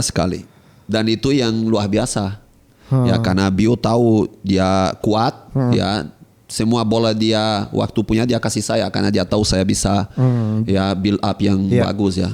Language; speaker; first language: Indonesian; non-native, fluent; Portuguese